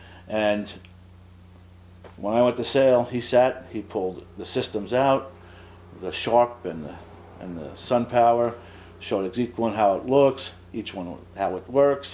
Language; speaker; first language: English; native; English